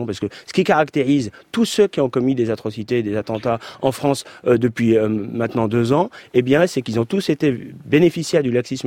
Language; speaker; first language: French; native; French